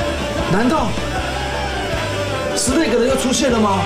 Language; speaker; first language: Chinese; native; Chinese